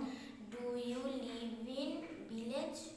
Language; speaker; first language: English; non-native, learner; Bangla